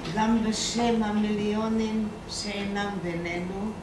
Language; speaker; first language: Hebrew; non-native, fluent; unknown